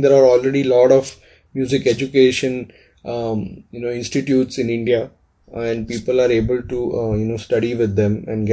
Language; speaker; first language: English; non-native, local second language; Marathi